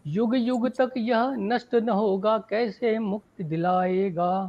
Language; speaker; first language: Hindi; native; Hindi